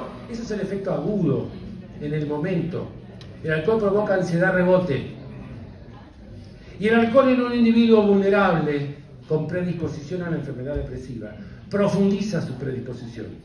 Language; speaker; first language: Spanish; native; Spanish